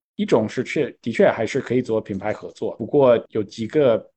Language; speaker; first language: Chinese; non-native, fluent; English